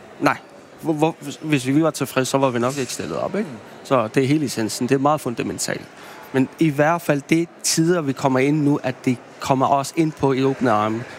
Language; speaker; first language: Danish; non-native, local second language; Kalaallisut